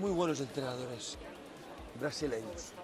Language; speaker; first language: Spanish; native; Spanish